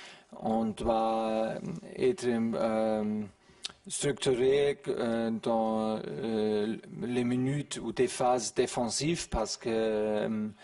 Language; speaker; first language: French; non-native, learner; German